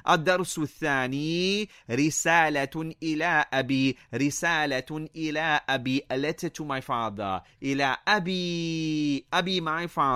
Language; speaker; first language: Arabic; non-native, fluent; English